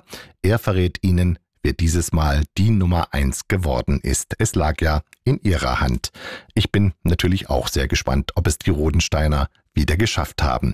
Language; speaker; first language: German; native; German